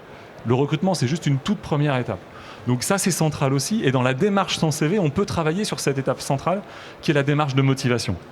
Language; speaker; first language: French; native; French